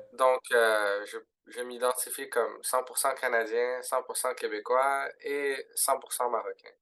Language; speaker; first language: French; early bilingual, other home language; Arabic